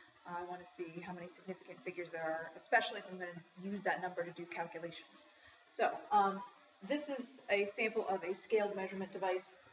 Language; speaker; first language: English; native; English